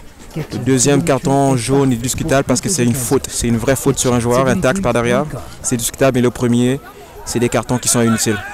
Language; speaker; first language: French; native; French